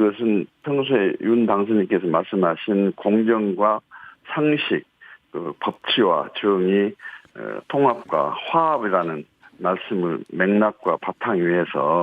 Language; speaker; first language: Korean; native; Korean